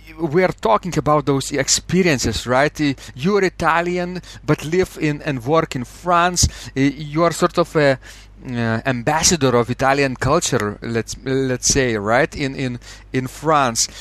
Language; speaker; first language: English; non-native, fluent; Lithuanian